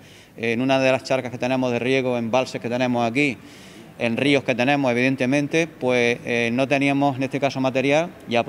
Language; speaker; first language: Spanish; native; Spanish